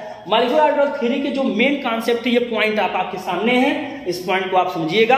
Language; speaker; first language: Hindi; native; Hindi